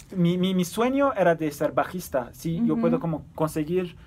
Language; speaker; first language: Spanish; early bilingual, other home language; Turkish